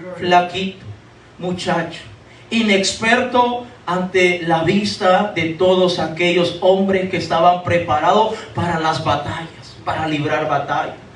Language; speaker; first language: Spanish; native; Spanish